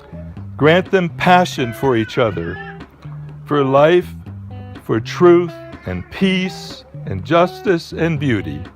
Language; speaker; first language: English; native; English